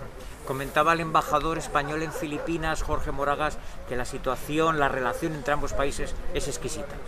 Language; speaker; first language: Spanish; native; Spanish